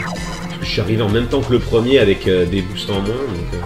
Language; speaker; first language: French; native; French